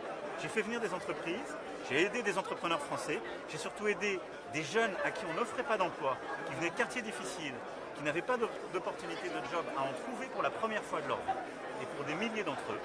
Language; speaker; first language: French; native; French